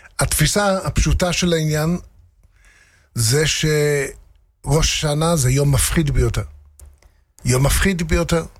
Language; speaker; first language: Hebrew; non-native, fluent; English